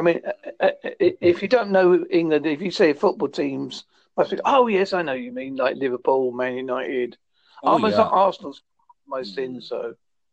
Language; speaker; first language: English; native; English